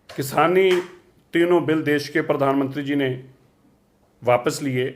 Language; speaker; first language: Hindi; non-native, local second language; Punjabi